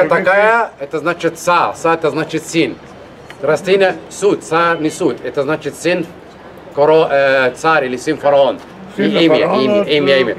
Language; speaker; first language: Russian; non-native, fluent; Arabic